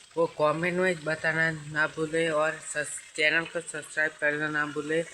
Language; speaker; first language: Hindi; non-native, local second language; Gujarati